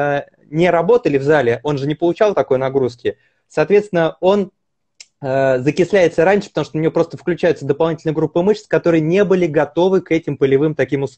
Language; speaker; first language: Russian; native; Russian